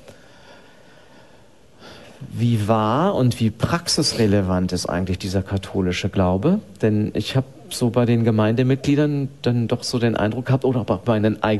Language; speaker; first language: German; native; German